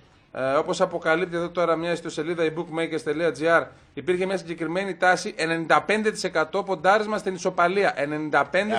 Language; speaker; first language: Greek; native; Greek